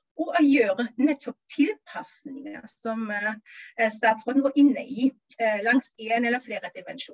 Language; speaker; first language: Norwegian; non-native, fluent; German